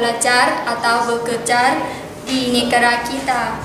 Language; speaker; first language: Indonesian; non-native, learner; Lao